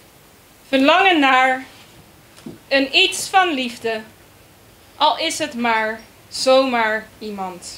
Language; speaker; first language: Dutch; native; Dutch